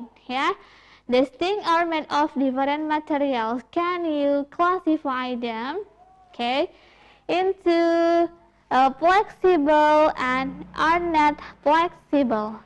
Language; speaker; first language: English; non-native, fluent; Indonesian